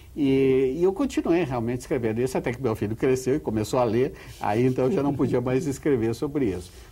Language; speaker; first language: Portuguese; native; Portuguese